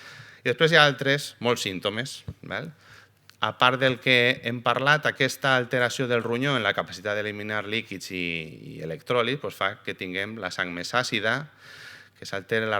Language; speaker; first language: Catalan; native; Catalan